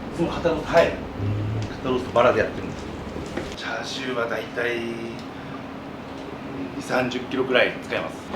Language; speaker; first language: Japanese; native; Japanese